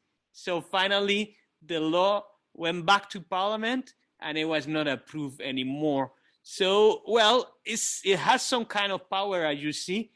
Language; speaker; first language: English; non-native, fluent; Kabuverdianu